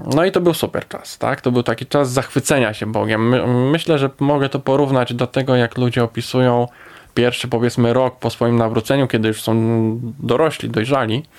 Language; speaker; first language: Polish; native; Polish